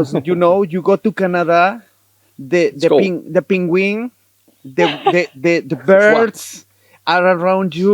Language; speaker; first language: English; non-native, learner; Spanish